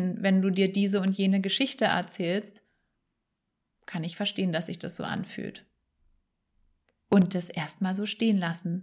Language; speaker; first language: German; native; German